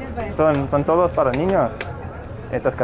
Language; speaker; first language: Spanish; non-native, fluent; English